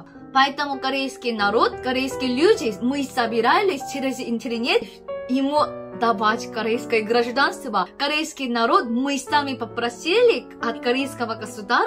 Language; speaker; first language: Russian; non-native, fluent; Korean